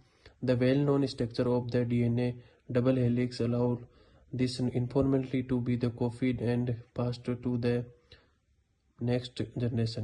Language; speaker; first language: English; non-native, learner; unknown